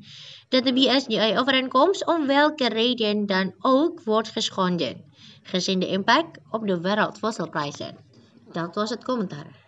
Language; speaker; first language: Dutch; non-native, fluent; Indonesian